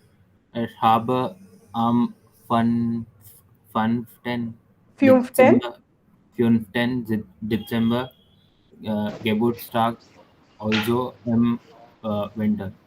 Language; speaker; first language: German; non-native, learner; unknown